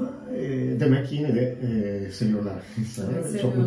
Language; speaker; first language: Turkish; non-native, fluent; Italian